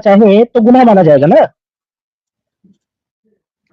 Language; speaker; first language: Hindi; native; Hindi